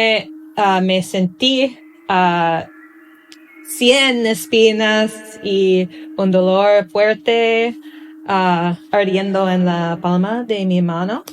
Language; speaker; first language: Spanish; non-native, learner; English